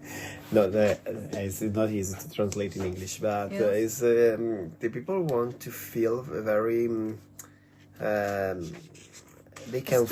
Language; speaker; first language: English; non-native, learner; Italian